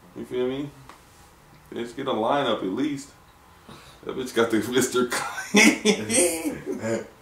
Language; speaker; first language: English; native; English